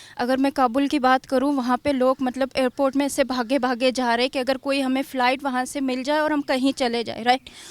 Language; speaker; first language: Hindi; non-native, fluent; Persian